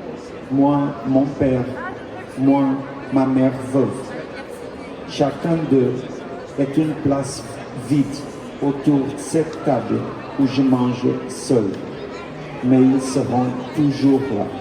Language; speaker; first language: French; non-native, fluent; Portuguese